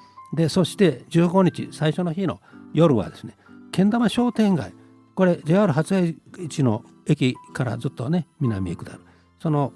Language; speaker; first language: Japanese; native; Japanese